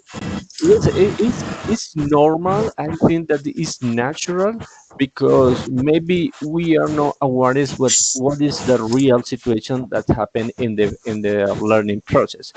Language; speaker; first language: English; non-native, learner; Spanish